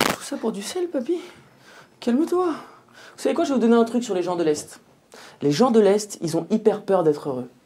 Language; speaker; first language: French; native; French